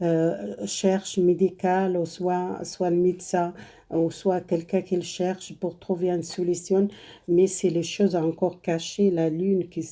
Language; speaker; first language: French; non-native, learner; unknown